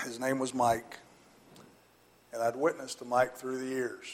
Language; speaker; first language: English; native; English